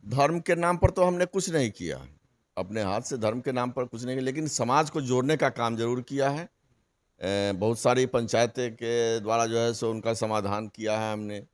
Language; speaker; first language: Hindi; native; Hindi